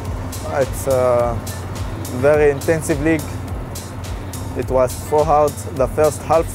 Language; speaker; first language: English; non-native, learner; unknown